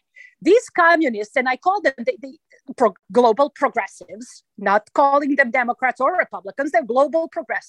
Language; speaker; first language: English; non-native, fluent; Serbian